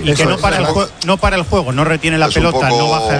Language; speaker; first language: Spanish; native; Spanish